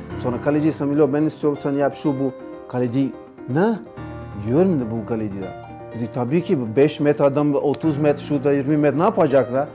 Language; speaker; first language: Turkish; non-native, learner; Portuguese